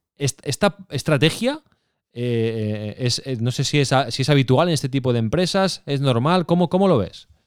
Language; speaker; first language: Spanish; native; Spanish